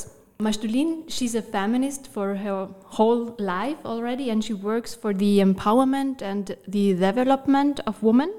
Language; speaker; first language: English; non-native, fluent; German